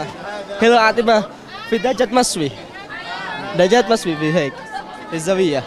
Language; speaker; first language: Arabic; non-native, learner; Indonesian